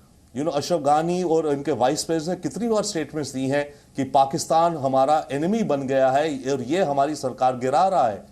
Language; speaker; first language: Hindi; native; Hindi